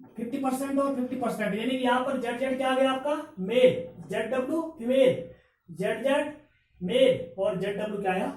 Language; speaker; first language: Hindi; native; Hindi